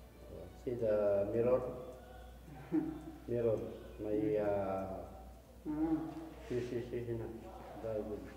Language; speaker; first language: English; non-native, local second language; Filipino